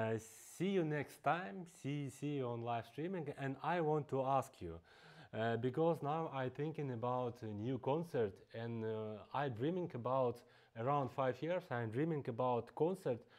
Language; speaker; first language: English; non-native, fluent; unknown